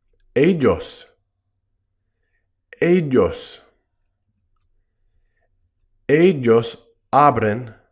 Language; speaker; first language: Spanish; non-native, fluent; English